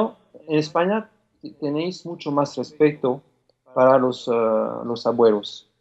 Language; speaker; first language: Spanish; non-native, fluent; French